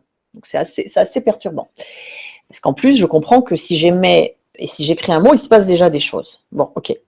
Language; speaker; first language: French; native; French